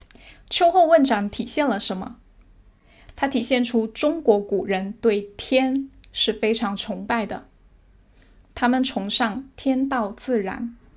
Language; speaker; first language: Chinese; native; Chinese